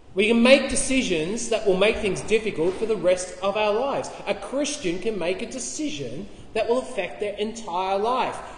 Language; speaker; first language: English; native; English